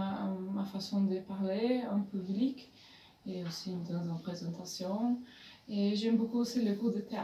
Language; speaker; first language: French; non-native, fluent; Portuguese